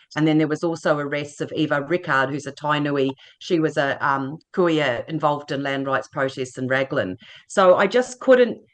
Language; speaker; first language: English; native; English